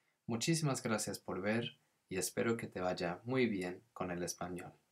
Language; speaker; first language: Spanish; non-native, fluent; English